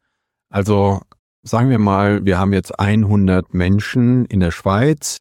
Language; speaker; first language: German; native; German